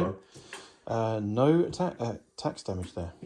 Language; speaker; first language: English; native; English